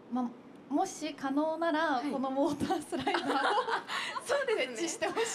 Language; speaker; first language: Japanese; native; Japanese